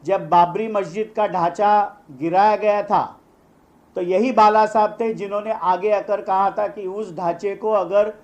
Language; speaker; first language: Hindi; non-native, local second language; Marathi